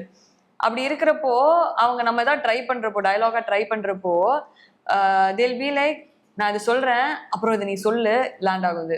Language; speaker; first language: Tamil; native; Tamil